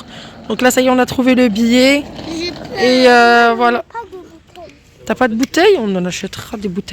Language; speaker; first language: French; native; French